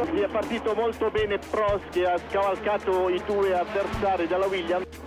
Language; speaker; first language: Italian; native; Italian